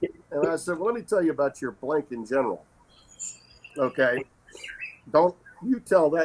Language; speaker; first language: English; native; English